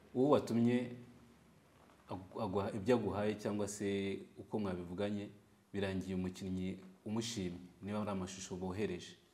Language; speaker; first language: Kinyarwanda; native; Kinyarwanda